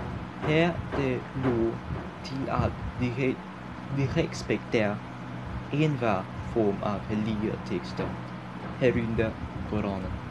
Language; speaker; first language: Danish; non-native, learner; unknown